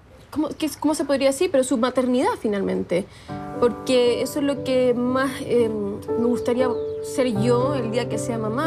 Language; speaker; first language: Spanish; native; Spanish